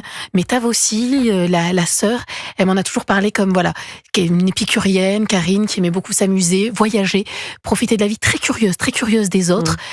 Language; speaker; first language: French; native; French